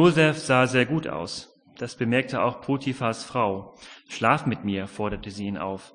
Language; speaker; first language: German; native; German